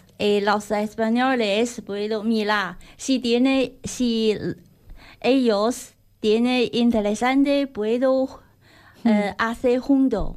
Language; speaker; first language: Spanish; non-native, learner; Chinese